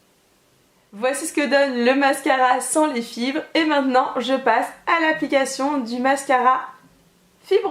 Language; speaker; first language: French; native; French